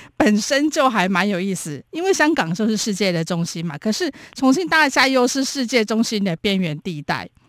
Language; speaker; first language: Chinese; native; Chinese